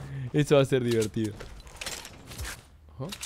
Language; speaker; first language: Spanish; native; Spanish